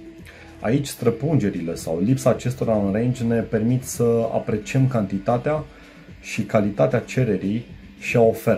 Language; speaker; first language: Romanian; native; Romanian